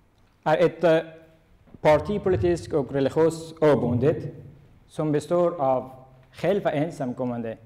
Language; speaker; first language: Swedish; non-native, fluent; Persian